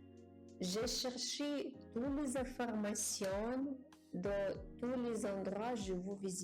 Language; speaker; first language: French; non-native, learner; Japanese